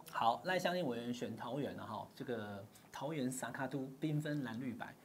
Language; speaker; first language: Chinese; native; Chinese